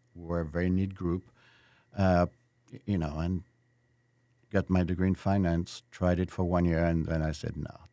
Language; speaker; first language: English; non-native, fluent; French